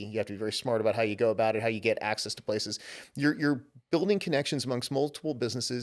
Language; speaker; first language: English; native; English